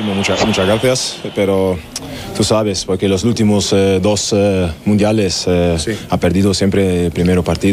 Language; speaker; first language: Spanish; non-native, learner; German